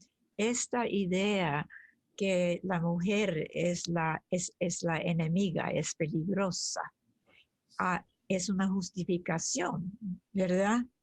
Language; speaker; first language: Spanish; early bilingual, other home language; German